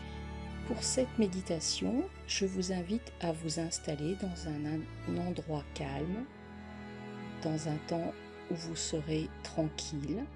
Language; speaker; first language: French; native; French